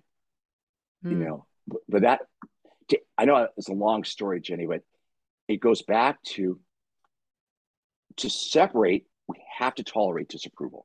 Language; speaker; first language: English; native; English